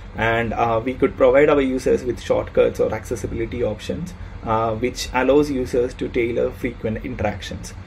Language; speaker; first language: English; non-native, local second language; Malayalam